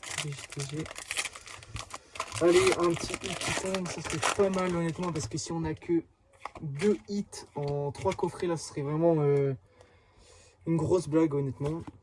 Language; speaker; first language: French; native; French